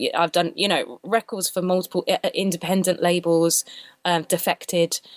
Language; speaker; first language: English; native; English